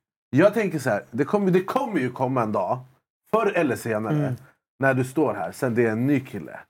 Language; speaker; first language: Swedish; native; Swedish